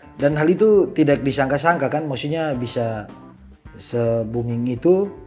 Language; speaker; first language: Indonesian; native; Indonesian